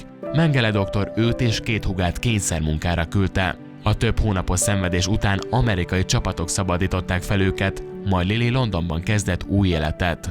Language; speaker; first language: Hungarian; native; Hungarian